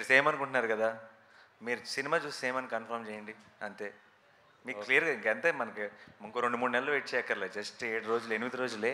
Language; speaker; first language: Telugu; native; Telugu